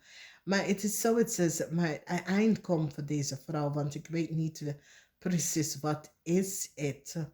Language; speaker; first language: Dutch; non-native, fluent; English